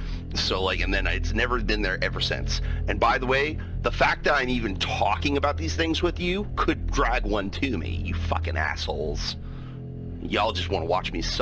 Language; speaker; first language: English; native; English